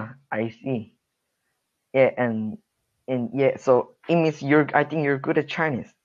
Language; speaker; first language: English; non-native, learner; Korean